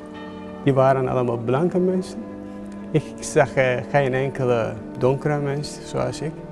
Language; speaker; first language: Dutch; non-native, fluent; Turkish